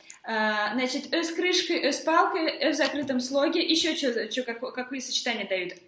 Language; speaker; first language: Russian; native; Russian